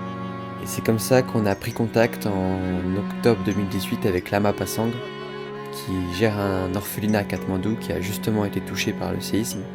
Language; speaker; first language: French; native; French